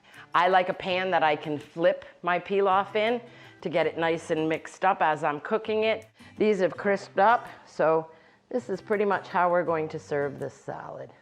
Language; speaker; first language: English; native; English